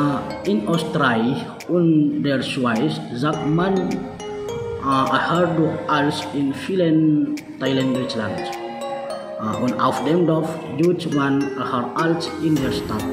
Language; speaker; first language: German; non-native, fluent; Indonesian